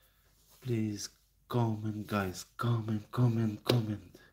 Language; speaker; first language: English; non-native, learner; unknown